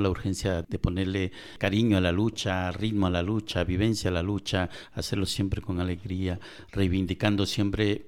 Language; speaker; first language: Spanish; native; Spanish